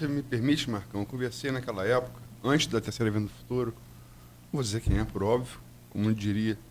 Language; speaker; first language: Portuguese; native; Portuguese